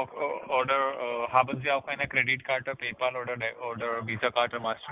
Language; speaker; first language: German; non-native, learner; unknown